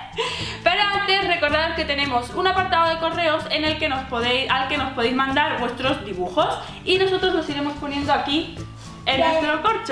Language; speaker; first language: Spanish; native; Spanish